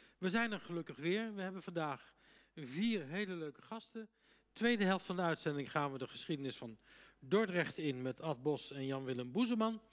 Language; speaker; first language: Dutch; native; Dutch